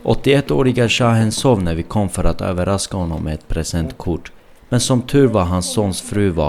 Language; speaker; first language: Swedish; early bilingual, other home language; Armenian